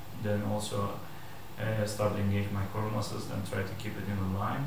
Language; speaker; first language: English; non-native, fluent; Turkish